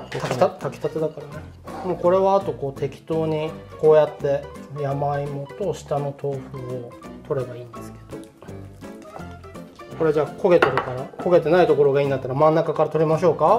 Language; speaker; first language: Japanese; native; Japanese